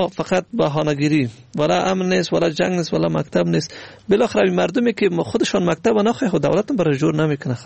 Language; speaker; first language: Persian; native; Persian